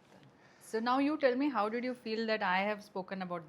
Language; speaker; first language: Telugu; non-native, local second language; Kannada